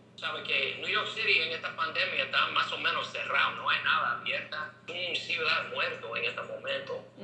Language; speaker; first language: Spanish; non-native, learner; English